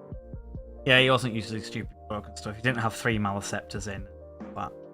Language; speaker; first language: English; native; English